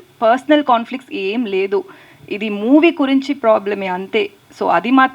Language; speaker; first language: Telugu; non-native, learner; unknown